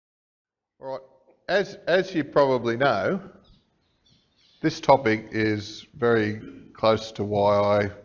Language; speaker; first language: English; native; English